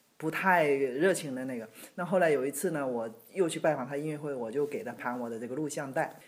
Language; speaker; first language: Chinese; native; Chinese